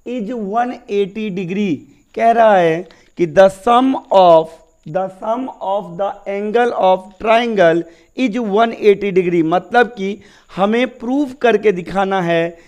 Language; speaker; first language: Hindi; native; Hindi